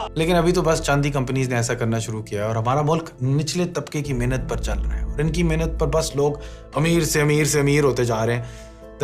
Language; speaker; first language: Urdu; native; Urdu